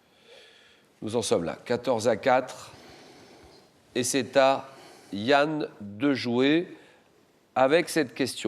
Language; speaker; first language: French; native; French